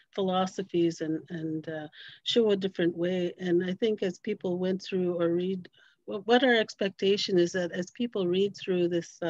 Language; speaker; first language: English; native; English